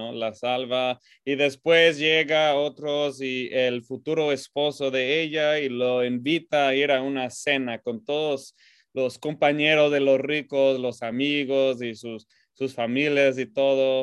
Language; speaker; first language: Spanish; non-native, fluent; English